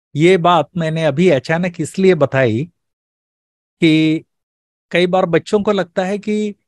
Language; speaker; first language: Hindi; non-native, local second language; Malayalam